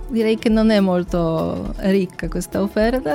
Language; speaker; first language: Italian; non-native, learner; Polish